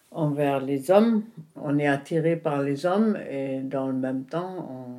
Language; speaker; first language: French; non-native, fluent; German